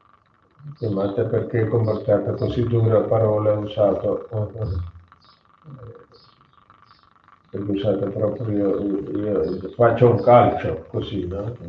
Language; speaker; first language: Italian; non-native, learner; Hindi